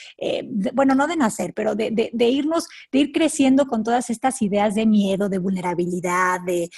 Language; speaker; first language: Spanish; native; Spanish